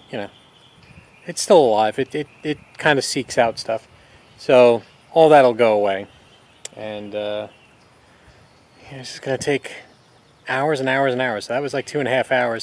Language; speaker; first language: English; native; English